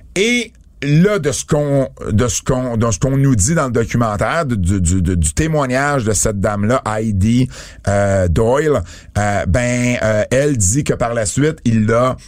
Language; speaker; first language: French; native; French